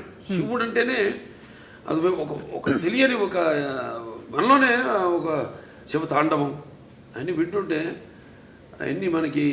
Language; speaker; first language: Telugu; native; Telugu